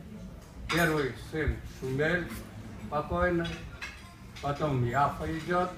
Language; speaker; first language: Russian; non-native, local second language; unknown